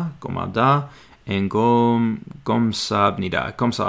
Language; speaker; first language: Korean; non-native, learner; English